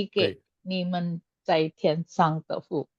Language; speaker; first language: Chinese; non-native, learner; Indonesian